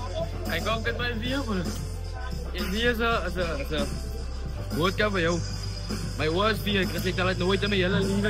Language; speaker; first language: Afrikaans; non-native, learner; Dutch